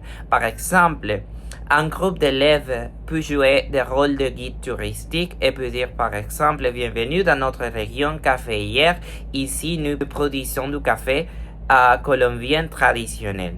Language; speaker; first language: French; non-native, fluent; Spanish